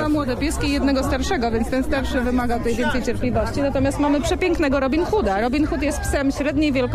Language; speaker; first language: Polish; native; Polish